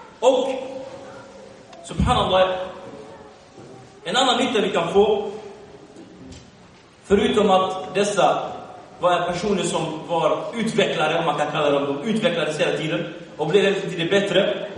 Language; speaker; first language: Swedish; early bilingual, other home language; Arabic